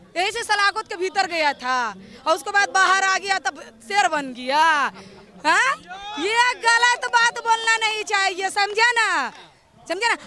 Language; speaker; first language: Hindi; native; Hindi